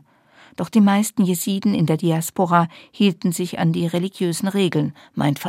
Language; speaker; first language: German; native; German